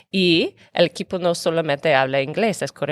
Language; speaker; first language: Spanish; non-native, fluent; English